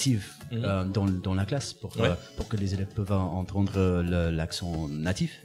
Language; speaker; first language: French; non-native, fluent; English